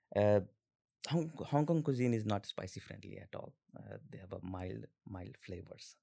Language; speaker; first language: English; non-native, local second language; Hindi